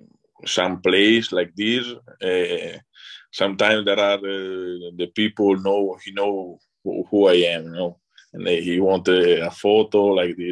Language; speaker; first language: English; non-native, learner; Italian